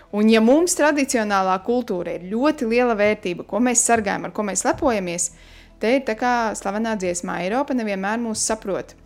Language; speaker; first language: Latvian; native; Latvian